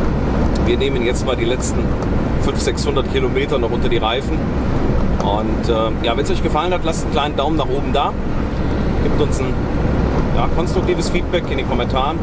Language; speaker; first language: German; native; German